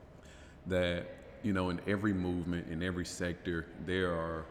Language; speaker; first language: English; native; English